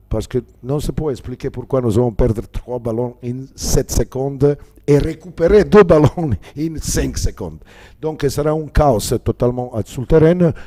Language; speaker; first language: French; non-native, learner; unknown